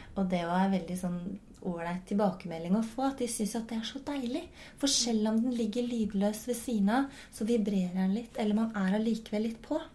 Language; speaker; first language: Norwegian; native; Norwegian